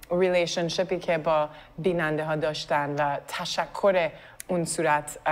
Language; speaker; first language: Persian; early bilingual, other home language; English